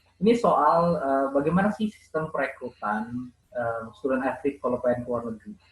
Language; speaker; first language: Indonesian; native; Indonesian